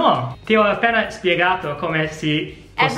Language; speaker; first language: Italian; non-native, fluent; English